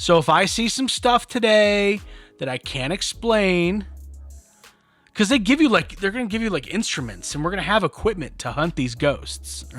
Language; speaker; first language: English; native; English